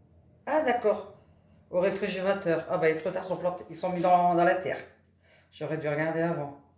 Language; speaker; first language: French; native; French